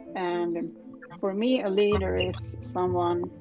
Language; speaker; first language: English; non-native, fluent; Swedish